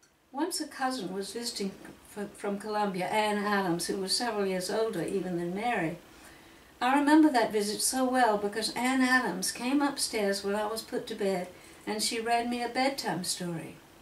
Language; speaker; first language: English; native; English